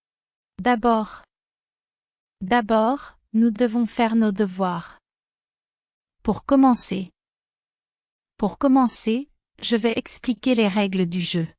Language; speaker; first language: French; non-native, fluent; Spanish